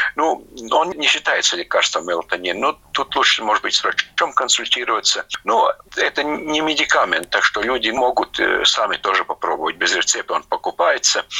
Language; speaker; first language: Russian; non-native, local second language; Latvian